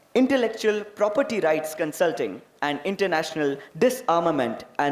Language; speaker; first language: English; non-native, local second language; Marathi